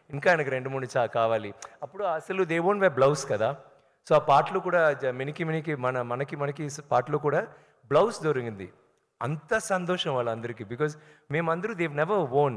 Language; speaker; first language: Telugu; non-native, learner; Tamil